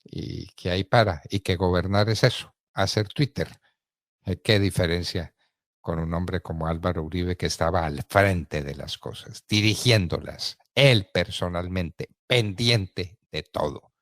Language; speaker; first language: Spanish; native; Spanish